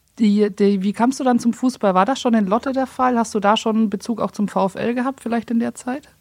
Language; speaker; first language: German; native; German